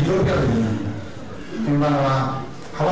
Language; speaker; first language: Chinese; native; Chinese